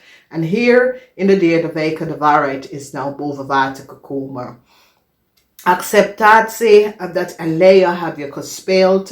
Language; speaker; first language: Dutch; non-native, fluent; English